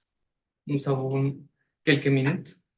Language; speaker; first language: French; non-native, fluent; Spanish